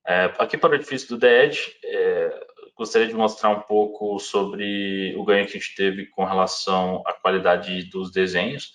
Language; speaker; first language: Portuguese; native; Portuguese